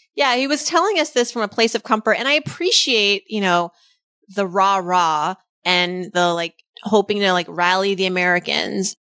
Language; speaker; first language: English; early bilingual, other home language; Persian